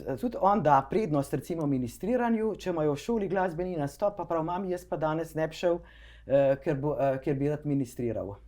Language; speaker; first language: Slovenian; native; Slovenian